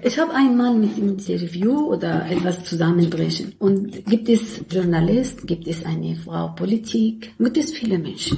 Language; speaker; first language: German; non-native, learner; Arabic